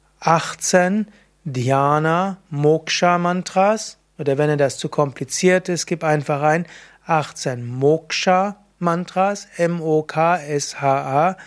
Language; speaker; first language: German; native; German